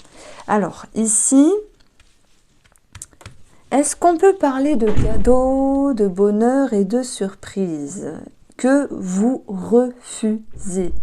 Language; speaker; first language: French; native; French